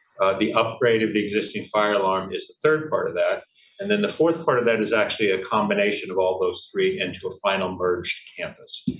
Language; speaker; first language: English; native; English